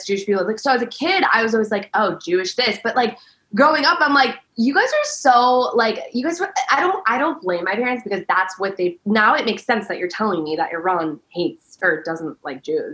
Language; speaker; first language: English; early bilingual, other home language; Persian